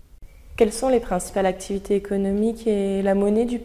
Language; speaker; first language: French; native; French